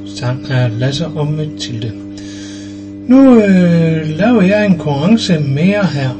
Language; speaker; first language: Danish; native; Danish